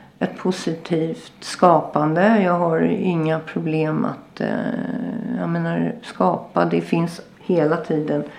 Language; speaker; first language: Swedish; native; Swedish